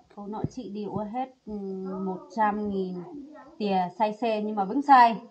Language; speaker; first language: Vietnamese; non-native, local second language; Hmong